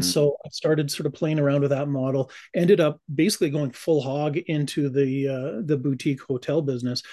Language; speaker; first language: English; native; English